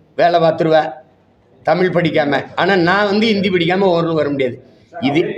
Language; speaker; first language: Tamil; native; Tamil